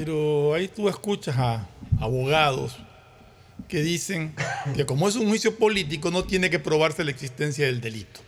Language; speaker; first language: Spanish; native; Spanish